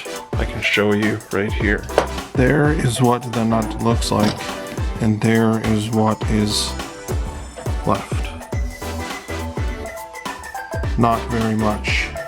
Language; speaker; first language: English; native; English